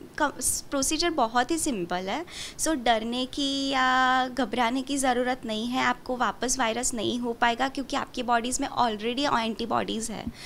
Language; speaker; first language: Hindi; non-native, local second language; Gujarati